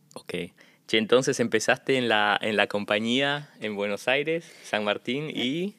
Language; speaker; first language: Spanish; native; Spanish